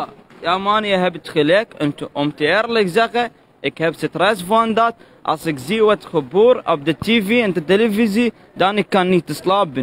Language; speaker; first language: Dutch; non-native, learner; Arabic